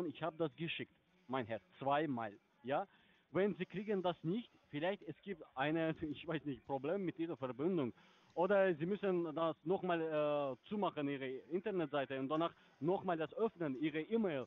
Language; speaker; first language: German; non-native, learner; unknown